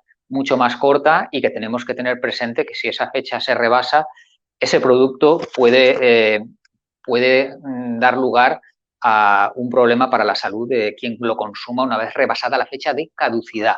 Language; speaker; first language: Spanish; native; Spanish